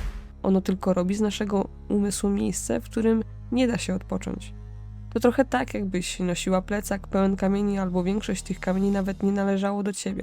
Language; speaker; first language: Polish; native; Polish